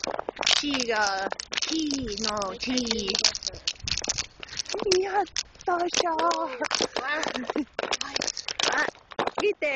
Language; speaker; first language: Japanese; non-native, learner; English